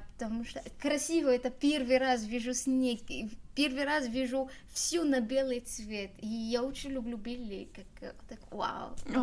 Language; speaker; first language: Russian; non-native, learner; Arabic